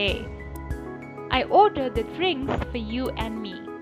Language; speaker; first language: English; non-native, fluent; Indonesian